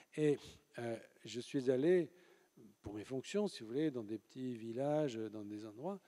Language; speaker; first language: French; native; French